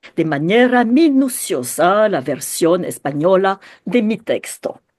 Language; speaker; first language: Spanish; non-native, learner; French